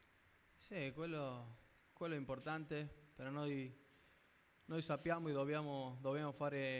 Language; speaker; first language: Italian; non-native, fluent; Spanish